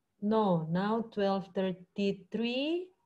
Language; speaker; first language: English; non-native, fluent; Indonesian